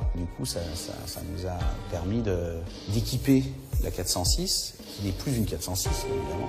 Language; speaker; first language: French; native; French